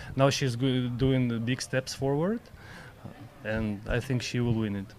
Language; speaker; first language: English; non-native, learner; Ukrainian